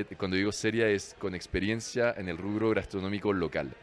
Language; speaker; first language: Spanish; non-native, fluent; French